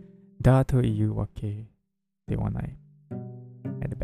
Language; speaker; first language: Japanese; non-native, learner; English